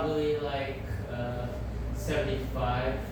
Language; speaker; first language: English; non-native, learner; Indonesian